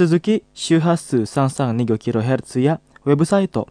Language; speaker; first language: Japanese; non-native, fluent; Indonesian